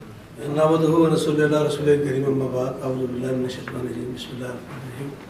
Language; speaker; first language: Urdu; native; Urdu